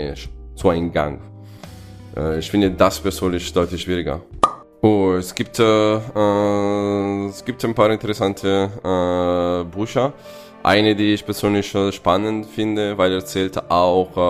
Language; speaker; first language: German; non-native, fluent; Italian